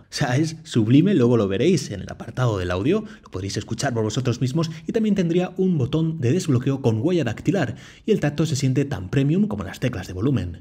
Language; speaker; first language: Spanish; native; Spanish